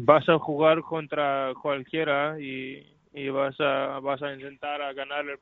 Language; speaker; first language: Spanish; non-native, learner; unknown